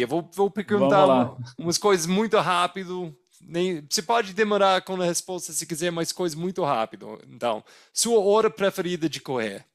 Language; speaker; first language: Portuguese; non-native, fluent; English